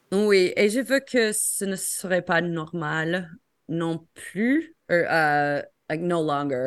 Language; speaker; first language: French; non-native, fluent; English